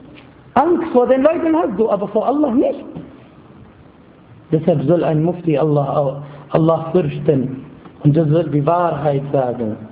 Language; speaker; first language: German; non-native, fluent; Arabic